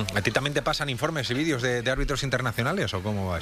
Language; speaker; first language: Spanish; native; Spanish